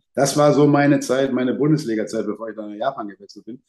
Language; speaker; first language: German; native; German